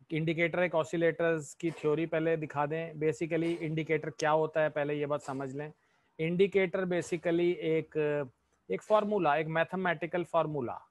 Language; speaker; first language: Hindi; native; Hindi